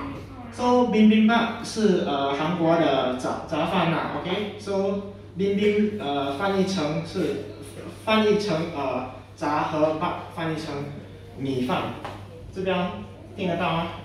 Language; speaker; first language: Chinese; non-native, local second language; English